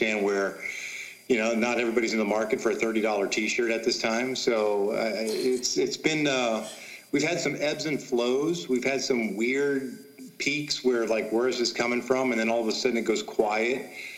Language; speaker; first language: English; native; English